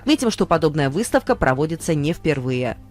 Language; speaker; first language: Russian; native; Russian